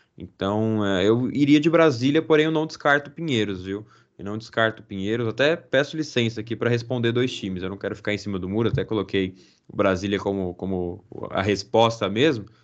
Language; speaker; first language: Portuguese; native; Portuguese